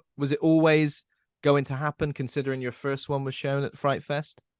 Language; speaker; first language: English; native; English